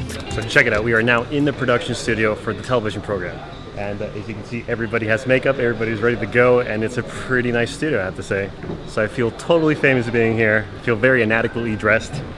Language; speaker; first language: English; native; English